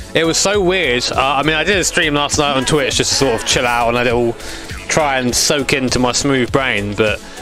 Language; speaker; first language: English; native; English